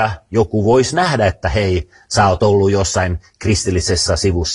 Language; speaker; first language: Finnish; non-native, fluent; Swedish